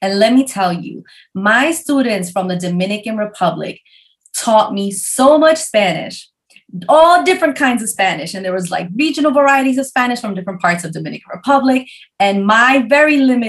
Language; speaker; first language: English; early bilingual, other home language; Spanish